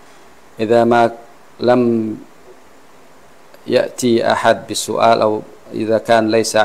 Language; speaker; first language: Arabic; non-native, fluent; Western Cham